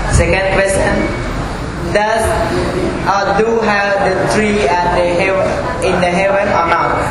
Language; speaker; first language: English; non-native, learner; Khmer